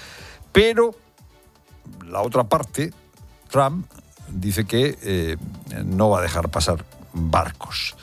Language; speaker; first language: Spanish; native; Spanish